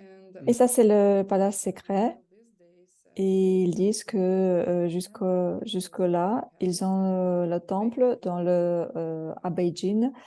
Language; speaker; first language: French; non-native, fluent; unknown